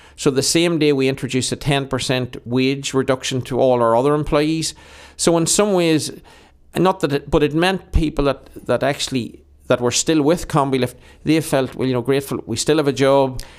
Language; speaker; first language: English; native; English